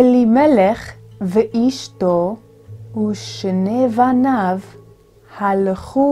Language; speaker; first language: Hebrew; non-native, fluent; English